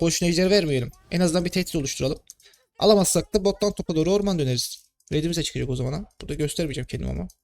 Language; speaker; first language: Turkish; native; Turkish